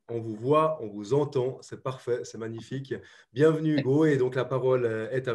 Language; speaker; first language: French; native; French